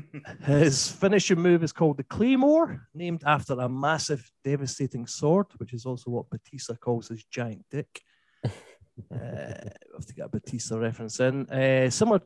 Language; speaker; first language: English; native; English